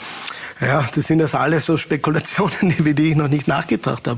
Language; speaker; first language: German; native; German